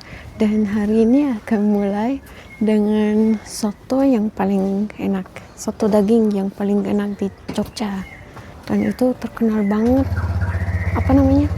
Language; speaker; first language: Indonesian; non-native, fluent; Arabic